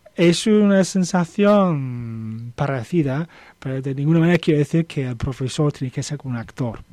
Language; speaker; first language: Spanish; non-native, fluent; English